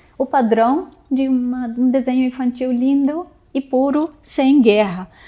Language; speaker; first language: Portuguese; non-native, fluent; Arabic